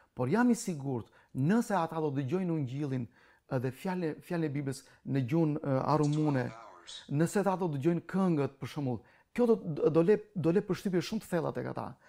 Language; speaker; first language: Albanian; non-native, local second language; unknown